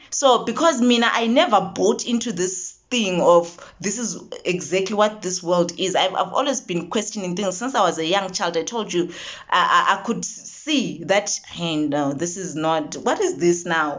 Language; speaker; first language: English; non-native, local second language; Zulu